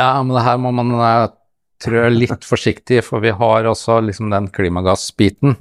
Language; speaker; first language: Norwegian; native; Norwegian